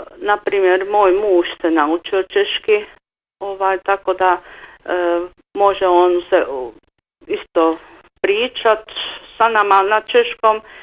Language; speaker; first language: Bosnian; non-native, fluent; Czech